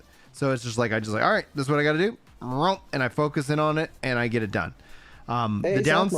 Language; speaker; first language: English; native; English